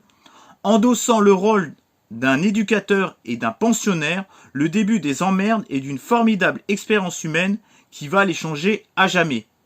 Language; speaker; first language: French; native; French